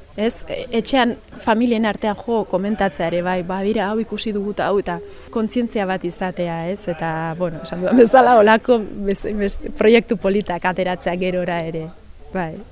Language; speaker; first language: Basque; early bilingual, other home language; Sidamo